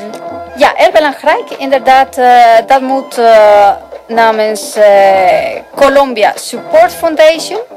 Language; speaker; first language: Dutch; non-native, fluent; Spanish